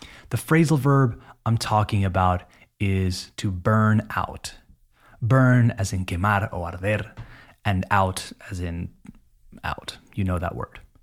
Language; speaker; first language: English; native; English